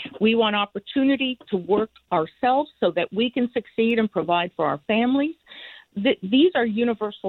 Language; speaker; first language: English; non-native, fluent; Spanish